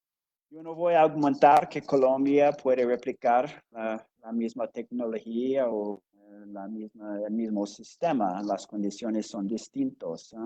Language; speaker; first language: Spanish; non-native, fluent; English